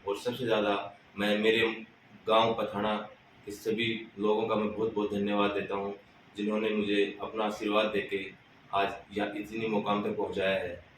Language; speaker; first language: Hindi; native; Hindi